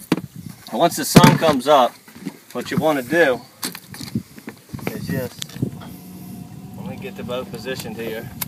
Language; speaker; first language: English; native; English